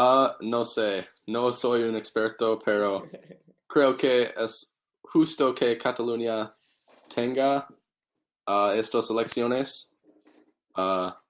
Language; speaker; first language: Spanish; non-native, learner; English